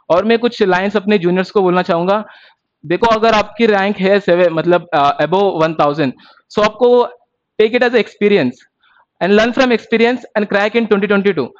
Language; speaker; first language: Hindi; non-native, local second language; Marathi